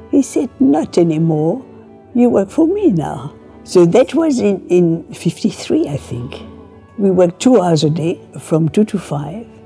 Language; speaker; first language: English; non-native, fluent; French